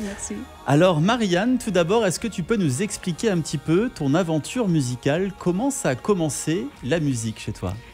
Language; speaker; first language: French; native; French